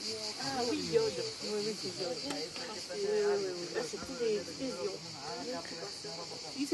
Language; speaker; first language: French; native; French